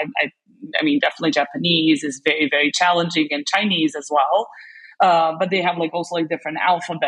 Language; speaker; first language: English; non-native, fluent; Serbian